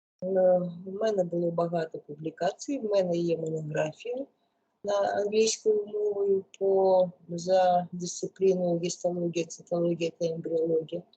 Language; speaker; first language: Ukrainian; non-native, local second language; Russian